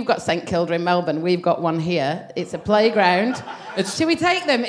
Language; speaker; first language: English; native; English